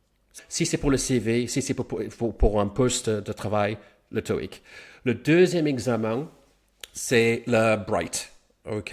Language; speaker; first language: French; non-native, fluent; English